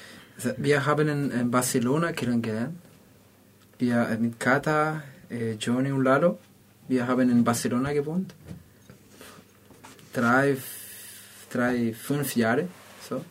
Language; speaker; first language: German; non-native, learner; Spanish